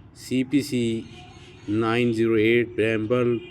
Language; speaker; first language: English; non-native, local second language; Urdu